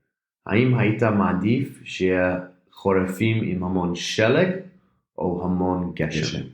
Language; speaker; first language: Hebrew; non-native, fluent; English